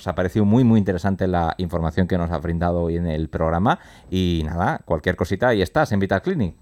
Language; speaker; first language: Spanish; native; Spanish